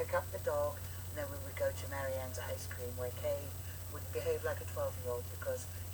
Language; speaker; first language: English; native; English